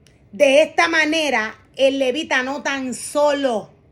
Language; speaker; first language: Spanish; native; Spanish